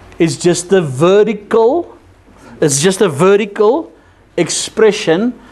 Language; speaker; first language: English; non-native, local second language; Afrikaans